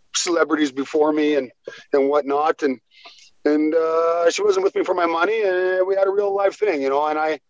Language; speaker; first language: English; native; English